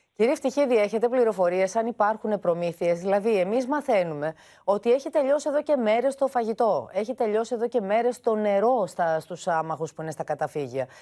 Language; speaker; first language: Greek; native; Greek